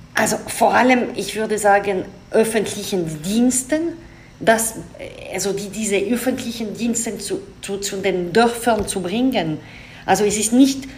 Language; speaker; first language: German; non-native, local second language; French